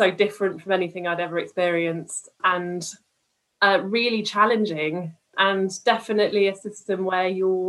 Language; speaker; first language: English; native; English